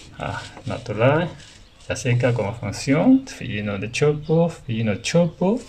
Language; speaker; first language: Spanish; non-native, learner; Chinese